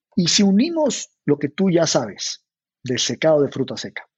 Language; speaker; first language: Spanish; native; Spanish